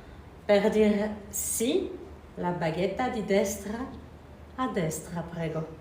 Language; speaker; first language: Italian; non-native, learner; French